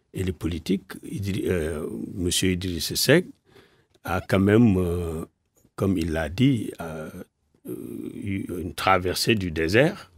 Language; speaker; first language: French; non-native, local second language; Wolof